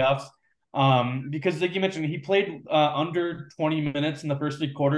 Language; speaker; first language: English; native; English